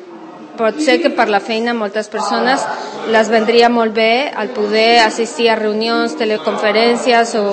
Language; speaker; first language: Catalan; non-native, local second language; Spanish